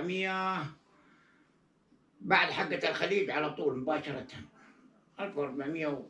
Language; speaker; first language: Arabic; native; Arabic